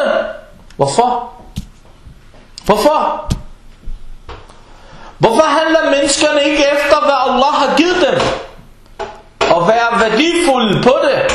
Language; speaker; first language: Danish; early bilingual, other home language; Arabic